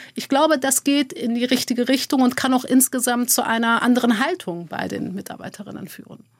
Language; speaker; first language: German; early bilingual, other home language; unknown